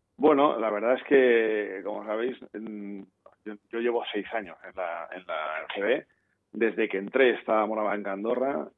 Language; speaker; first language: Spanish; native; Spanish